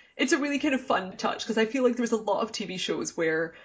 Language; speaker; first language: English; native; English